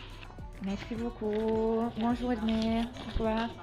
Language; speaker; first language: French; non-native, learner; Hungarian